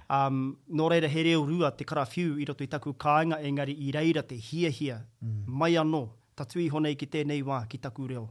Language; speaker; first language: Māori; native; Māori